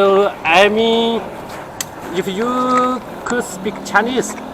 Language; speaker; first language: English; non-native, learner; Chinese